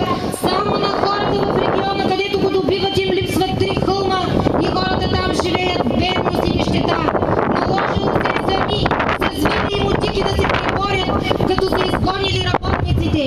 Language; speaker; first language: Bulgarian; native; Bulgarian